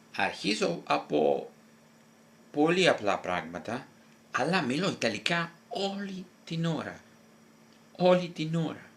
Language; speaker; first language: Greek; non-native, fluent; Italian